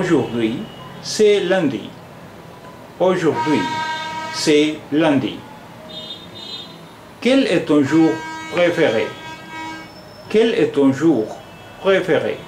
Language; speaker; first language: French; non-native, fluent; Urdu